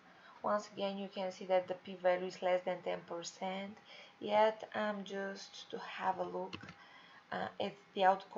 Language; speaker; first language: English; non-native, fluent; Bulgarian